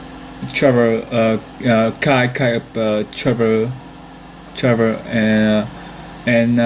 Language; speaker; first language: English; non-native, learner; Vietnamese